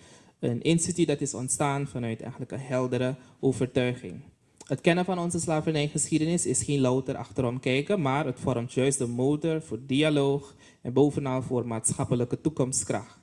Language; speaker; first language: Dutch; native; Dutch